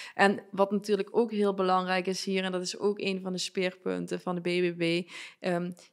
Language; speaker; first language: Dutch; native; Dutch